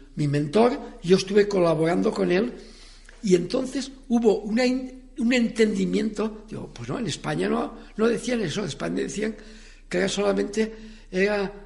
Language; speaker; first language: Spanish; non-native, local second language; Catalan